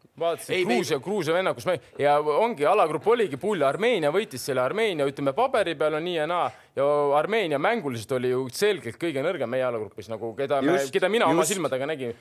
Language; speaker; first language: Estonian; native; Estonian